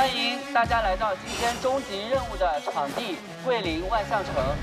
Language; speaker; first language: Chinese; native; Chinese